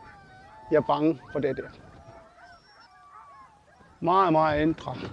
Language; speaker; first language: Danish; non-native, local second language; Kalaallisut